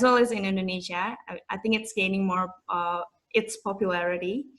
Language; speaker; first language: English; non-native, fluent; Indonesian